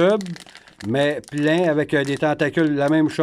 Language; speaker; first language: French; native; French